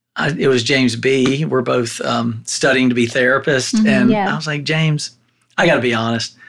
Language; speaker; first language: English; native; English